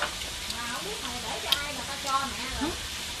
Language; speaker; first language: Vietnamese; native; Vietnamese